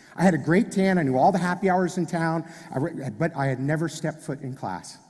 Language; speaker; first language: English; native; English